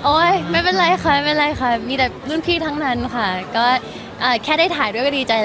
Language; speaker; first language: Thai; native; Thai